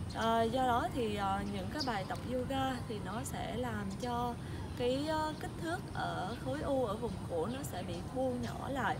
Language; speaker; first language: Vietnamese; native; Vietnamese